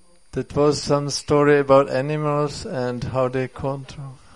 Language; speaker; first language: English; non-native, fluent; Czech